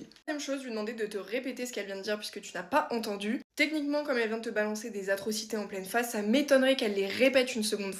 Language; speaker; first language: French; native; French